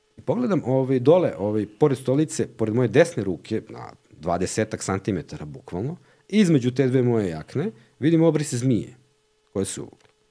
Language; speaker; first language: Serbian; native; Serbian